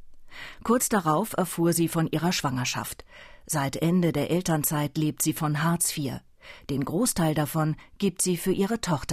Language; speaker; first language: German; native; German